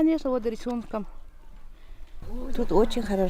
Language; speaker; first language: Russian; non-native, local second language; Uzbek